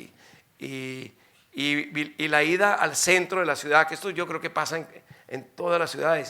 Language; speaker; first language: Spanish; native; Spanish